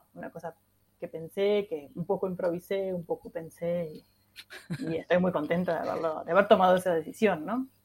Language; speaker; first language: Spanish; non-native, local second language; German